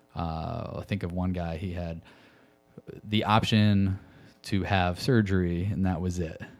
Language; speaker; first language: English; native; English